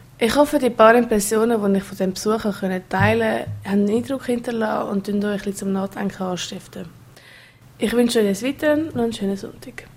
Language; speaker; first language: German; native; German